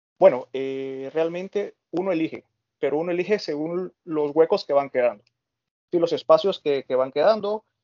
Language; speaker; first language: Spanish; native; Spanish